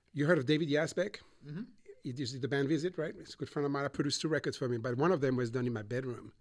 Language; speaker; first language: English; non-native, fluent; French